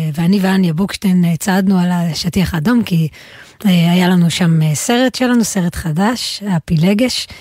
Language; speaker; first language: Hebrew; native; Hebrew